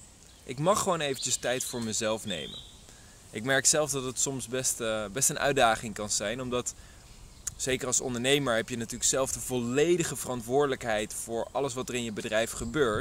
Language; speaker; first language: Dutch; native; Dutch